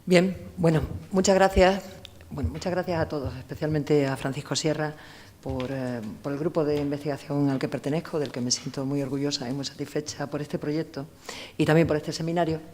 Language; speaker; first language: Spanish; native; Spanish